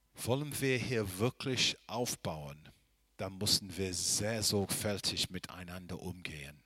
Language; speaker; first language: German; non-native, fluent; English